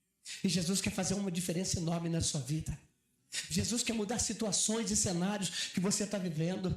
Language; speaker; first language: Portuguese; native; Portuguese